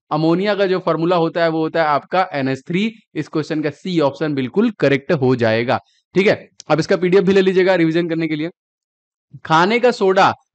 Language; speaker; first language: Hindi; native; Hindi